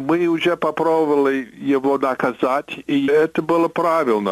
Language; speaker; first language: Russian; non-native, fluent; English